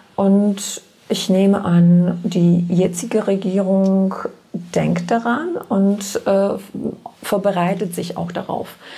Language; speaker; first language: German; non-native, fluent; Polish